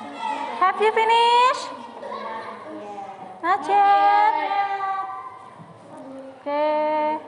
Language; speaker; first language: English; non-native, learner; Indonesian